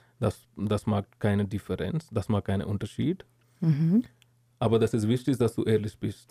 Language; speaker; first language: German; non-native, learner; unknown